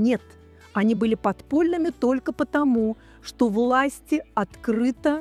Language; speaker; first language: Russian; native; Russian